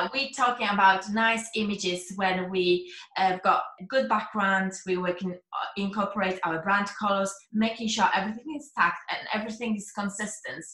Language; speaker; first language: English; non-native, fluent; Polish